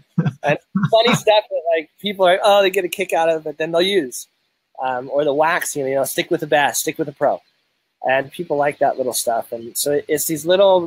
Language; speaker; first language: English; native; English